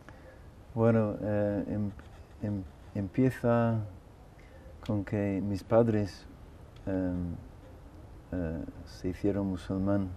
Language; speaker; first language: Spanish; non-native, fluent; English